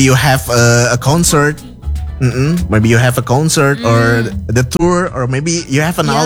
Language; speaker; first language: English; non-native, fluent; Indonesian